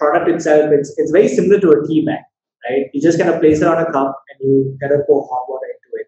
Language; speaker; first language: English; non-native, local second language; Tamil